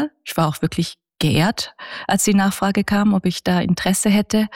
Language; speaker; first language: German; native; German